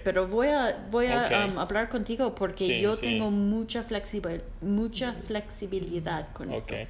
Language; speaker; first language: Spanish; non-native, learner; English